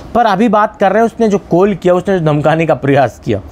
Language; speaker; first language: Hindi; non-native, local second language; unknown